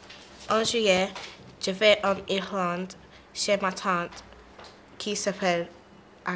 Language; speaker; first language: French; non-native, learner; English